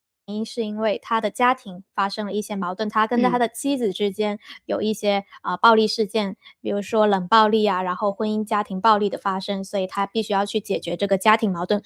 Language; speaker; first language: Chinese; native; Chinese